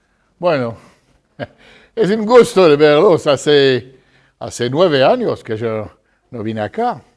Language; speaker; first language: Spanish; non-native, fluent; French